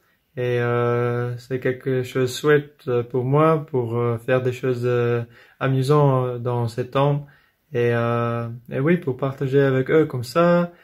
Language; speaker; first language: French; non-native, fluent; English